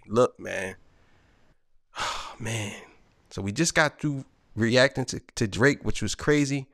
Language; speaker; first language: English; native; English